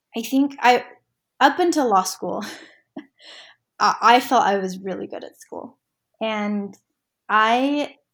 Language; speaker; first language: English; early bilingual, other home language; Spanish